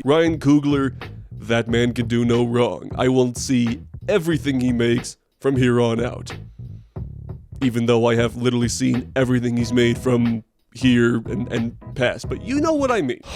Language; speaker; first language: English; native; English